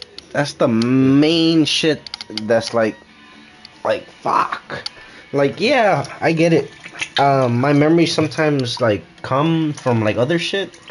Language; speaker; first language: English; early bilingual, other home language; Spanish